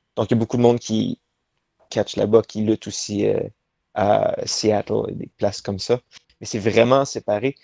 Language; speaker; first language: French; native; French